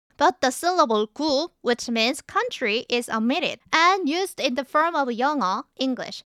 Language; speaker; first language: English; non-native, fluent; Korean